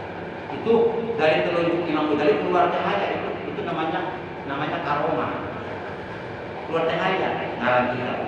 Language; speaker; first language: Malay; non-native, local second language; Javanese